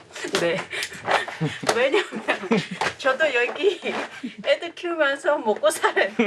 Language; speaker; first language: Korean; non-native, fluent; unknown